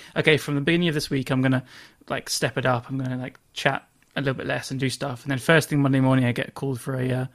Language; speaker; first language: English; native; English